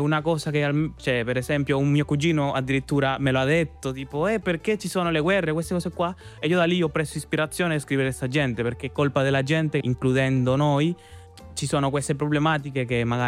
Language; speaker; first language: Italian; non-native, fluent; Spanish